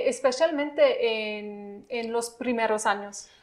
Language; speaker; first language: Spanish; non-native, fluent; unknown